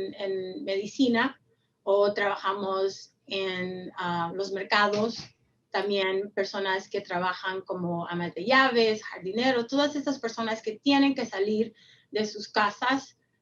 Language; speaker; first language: Spanish; early bilingual, heritage; Spanish